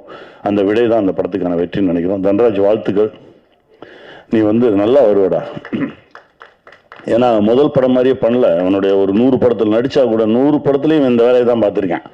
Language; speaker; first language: Tamil; native; Tamil